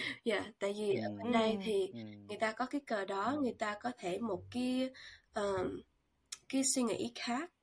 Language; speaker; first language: Vietnamese; early bilingual, heritage; Vietnamese